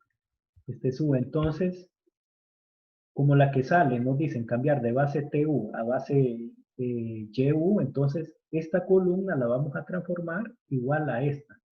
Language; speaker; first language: Spanish; native; Spanish